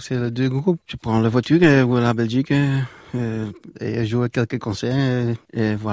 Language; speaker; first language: French; non-native, local second language; Dutch